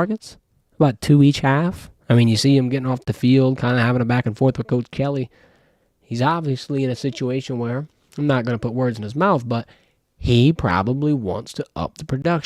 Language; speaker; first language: English; native; English